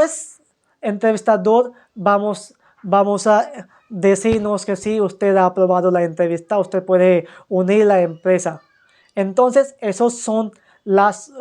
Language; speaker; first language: Spanish; non-native, fluent; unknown